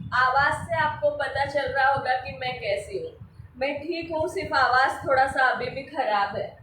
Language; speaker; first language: Hindi; non-native, local second language; Marathi